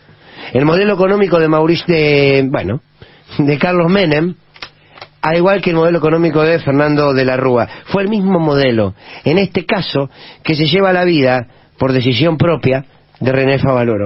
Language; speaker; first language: Spanish; native; Spanish